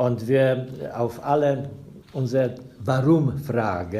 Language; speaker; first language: German; non-native, fluent; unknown